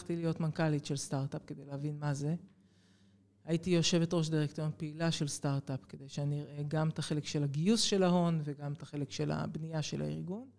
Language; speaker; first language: Hebrew; native; Hebrew